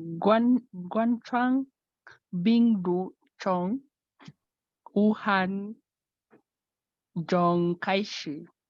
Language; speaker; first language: Chinese; non-native, learner; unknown